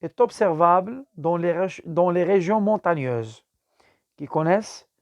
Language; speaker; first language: French; non-native, local second language; Arabic